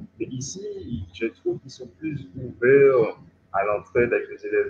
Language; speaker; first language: French; native; French